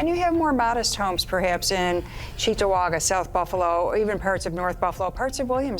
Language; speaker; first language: English; native; English